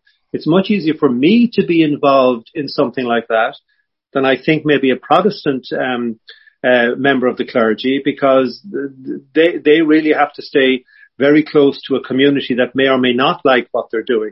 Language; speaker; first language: English; native; English